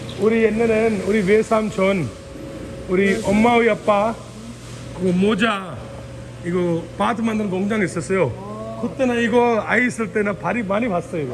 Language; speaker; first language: Korean; non-native, learner; Hindi